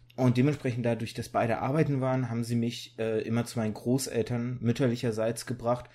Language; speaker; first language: German; native; German